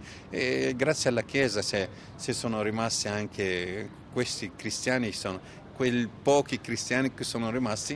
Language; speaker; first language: Italian; non-native, fluent; Arabic